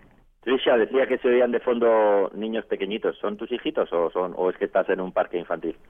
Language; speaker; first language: Spanish; native; Spanish